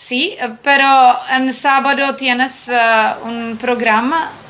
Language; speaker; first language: Spanish; non-native, learner; Czech